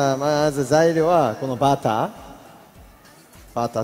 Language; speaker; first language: Japanese; non-native, fluent; Korean